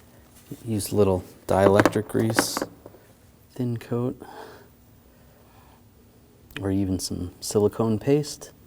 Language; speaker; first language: English; native; English